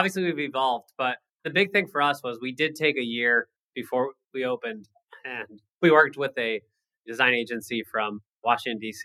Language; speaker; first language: English; native; English